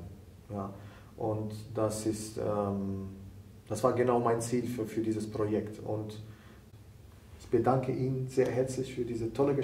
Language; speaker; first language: German; non-native, fluent; Italian